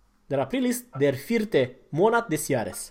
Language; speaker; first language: German; non-native, fluent; Romanian